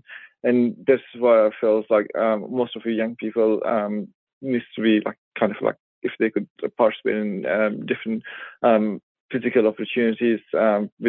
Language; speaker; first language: English; non-native, local second language; Persian